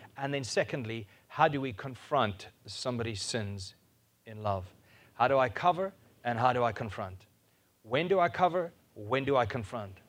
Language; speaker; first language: English; non-native, local second language; Afrikaans